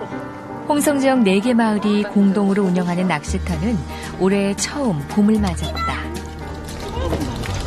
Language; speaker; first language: Korean; native; Korean